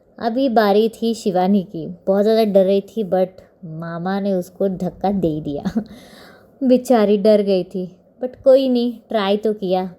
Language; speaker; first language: Hindi; non-native, local second language; Marathi